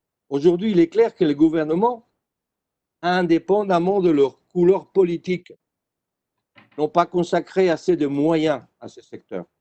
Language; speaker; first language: French; non-native, fluent; Spanish